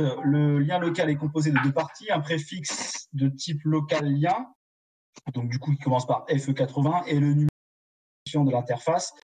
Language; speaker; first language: French; native; French